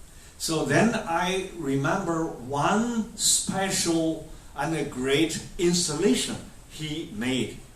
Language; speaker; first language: English; non-native, fluent; Chinese